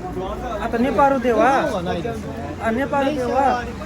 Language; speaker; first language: Japanese; non-native, learner; Nepali